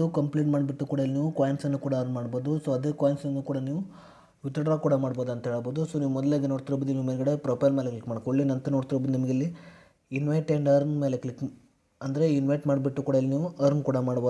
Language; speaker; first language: Kannada; native; Kannada